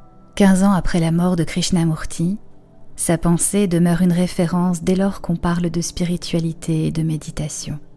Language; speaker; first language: French; native; French